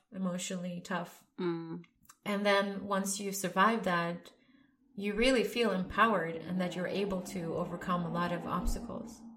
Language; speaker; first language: English; non-native, fluent; Swedish